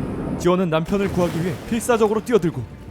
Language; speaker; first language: Korean; native; Korean